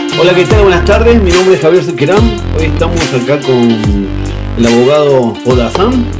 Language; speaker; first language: Spanish; native; Spanish